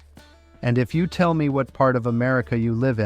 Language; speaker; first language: English; non-native, fluent; Italian